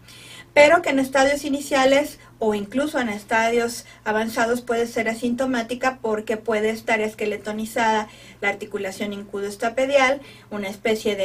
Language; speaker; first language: Spanish; native; Spanish